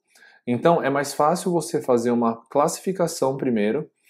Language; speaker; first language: Portuguese; native; Portuguese